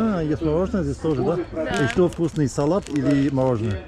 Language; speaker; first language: Russian; non-native, learner; English